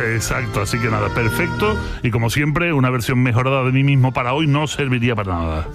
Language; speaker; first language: Spanish; native; Spanish